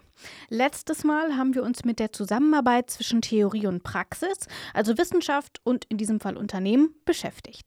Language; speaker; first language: German; native; German